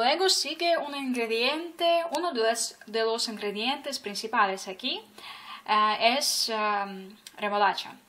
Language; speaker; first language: Spanish; non-native, fluent; Ukrainian